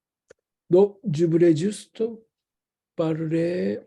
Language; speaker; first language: French; non-native, learner; Japanese